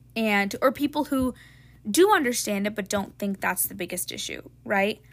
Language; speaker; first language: English; native; English